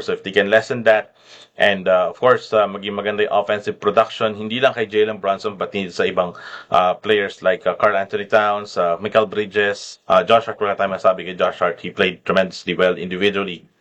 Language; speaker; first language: English; non-native, local second language; Filipino